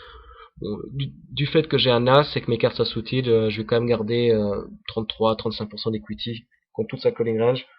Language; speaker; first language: French; native; French